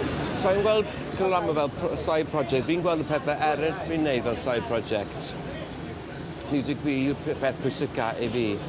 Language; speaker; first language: Welsh; native; Welsh